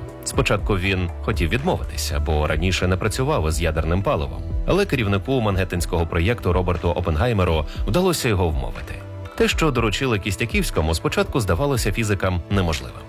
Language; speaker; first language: Ukrainian; native; Ukrainian